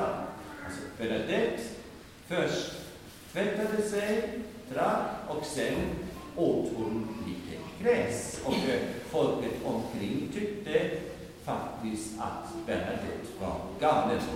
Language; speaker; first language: Swedish; non-native, fluent; German